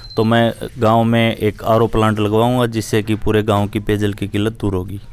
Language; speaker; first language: Hindi; native; Hindi